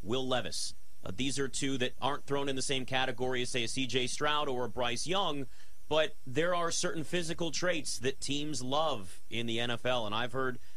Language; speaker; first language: English; native; English